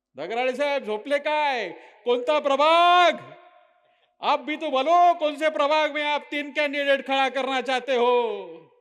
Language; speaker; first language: Hindi; non-native, local second language; Marathi